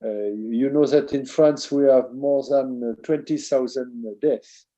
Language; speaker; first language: English; non-native, fluent; French